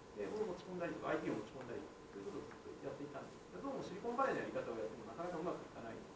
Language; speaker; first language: Japanese; native; Japanese